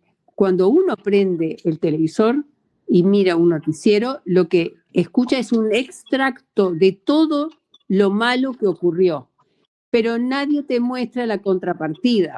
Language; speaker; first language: Spanish; native; Spanish